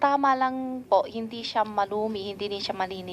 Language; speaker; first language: Filipino; non-native, learner; Chinese